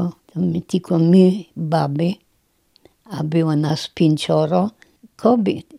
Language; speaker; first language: Polish; non-native, local second language; German